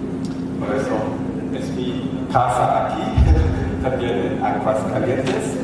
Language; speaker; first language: Spanish; non-native, fluent; German